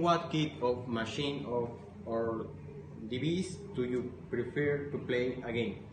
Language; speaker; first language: English; non-native, learner; Spanish